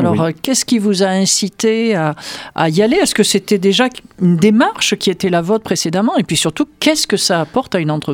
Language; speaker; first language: French; native; French